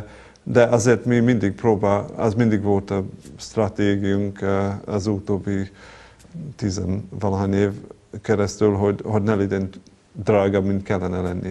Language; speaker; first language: Hungarian; non-native, fluent; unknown